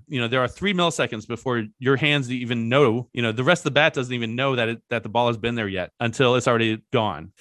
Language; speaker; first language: English; native; English